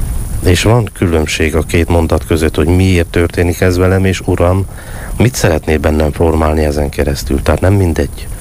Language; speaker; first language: Hungarian; native; Hungarian